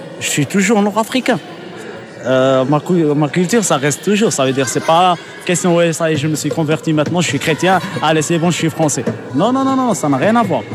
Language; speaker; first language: French; non-native, local second language; Arabic